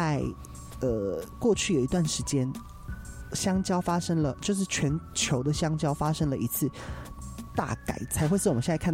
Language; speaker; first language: Chinese; non-native, local second language; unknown